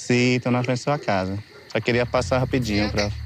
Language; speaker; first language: Portuguese; non-native, learner; English